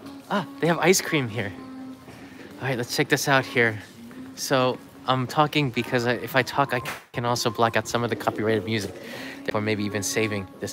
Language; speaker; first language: English; native; English